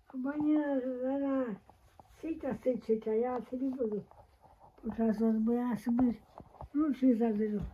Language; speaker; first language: Ukrainian; native; Ukrainian